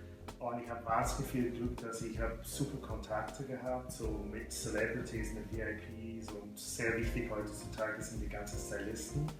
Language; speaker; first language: German; non-native, fluent; English